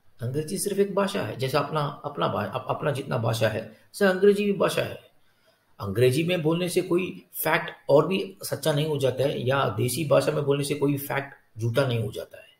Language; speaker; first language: Hindi; non-native, local second language; Tamil